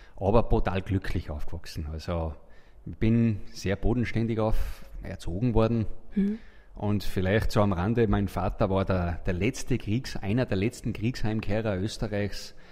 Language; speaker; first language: German; native; German